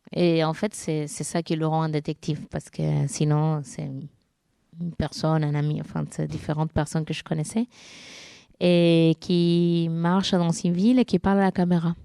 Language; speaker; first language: French; non-native, fluent; Spanish